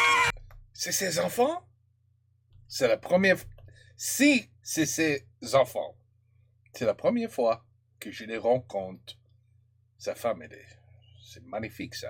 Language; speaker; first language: French; non-native, fluent; English